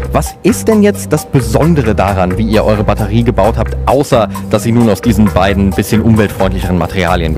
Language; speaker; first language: German; native; German